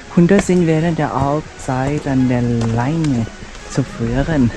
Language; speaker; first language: German; non-native, fluent; Thai